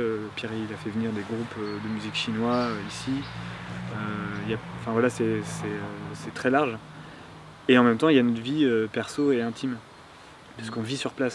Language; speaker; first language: French; native; French